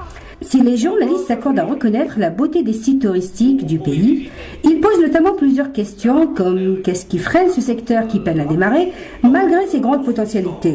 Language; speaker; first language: French; native; French